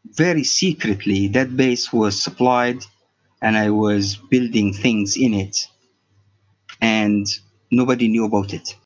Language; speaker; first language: English; non-native, fluent; Arabic